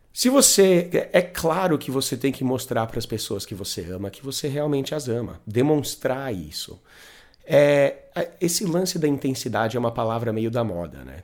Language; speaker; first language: Portuguese; non-native, fluent; English